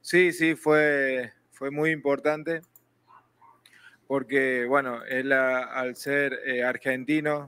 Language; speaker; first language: Portuguese; non-native, learner; Spanish